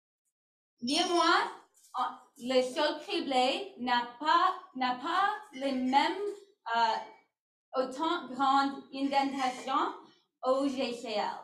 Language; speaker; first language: French; non-native, learner; English